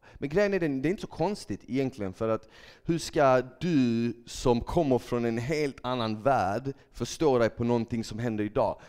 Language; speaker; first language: Swedish; early bilingual, other home language; Bosnian